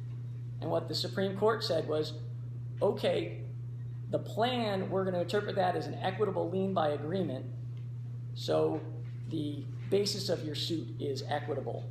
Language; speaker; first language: English; native; English